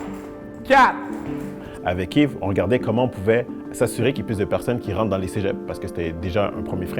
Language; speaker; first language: French; native; French